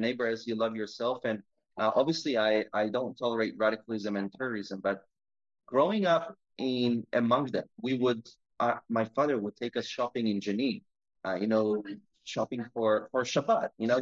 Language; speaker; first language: English; non-native, fluent; Hebrew